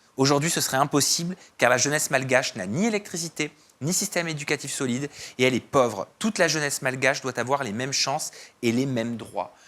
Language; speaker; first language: French; native; French